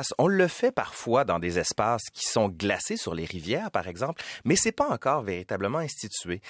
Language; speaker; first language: French; native; French